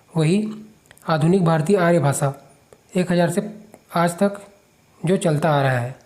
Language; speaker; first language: Hindi; native; Hindi